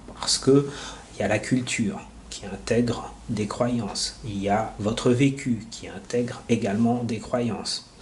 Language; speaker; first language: French; native; French